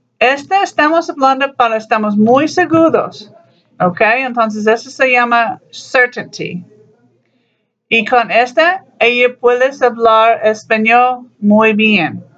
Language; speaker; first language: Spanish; non-native, learner; English